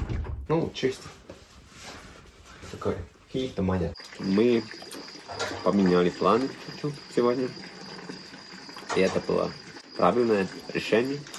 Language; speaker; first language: Russian; non-native, fluent; Finnish